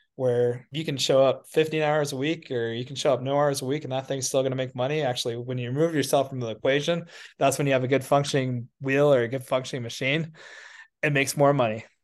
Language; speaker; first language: English; native; English